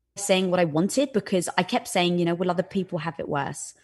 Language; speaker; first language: English; native; English